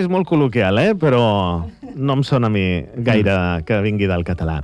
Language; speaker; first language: Catalan; native; Catalan